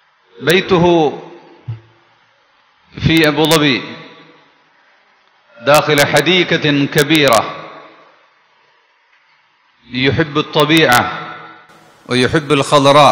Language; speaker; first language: Arabic; non-native, fluent; Malayalam